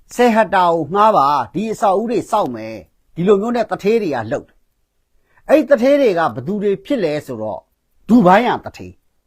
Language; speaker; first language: Burmese; non-native, local second language; Kachin